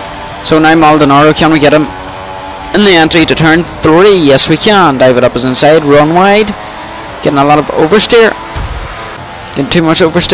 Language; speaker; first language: English; native; English